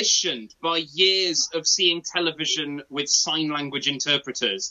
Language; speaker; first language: English; non-native, local second language; Welsh